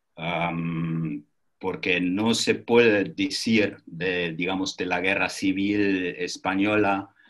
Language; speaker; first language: Spanish; non-native, fluent; German